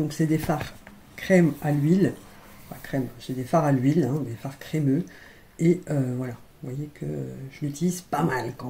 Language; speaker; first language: French; native; French